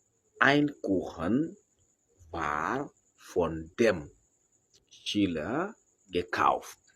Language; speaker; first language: German; non-native, fluent; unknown